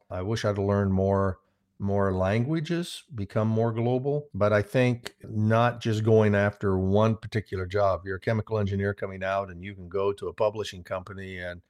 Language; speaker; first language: English; native; English